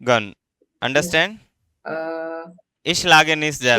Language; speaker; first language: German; non-native, fluent; Hindi